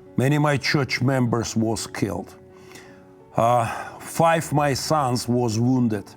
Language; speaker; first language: English; non-native, learner; Ukrainian